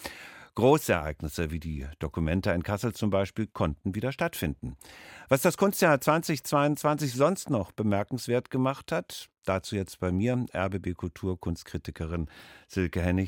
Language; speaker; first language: German; native; German